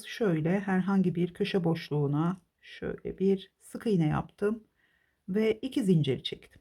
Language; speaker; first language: Turkish; native; Turkish